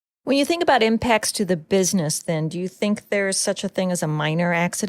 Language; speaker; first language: English; native; English